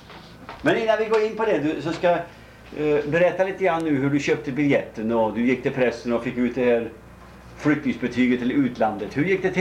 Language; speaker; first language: Swedish; native; Swedish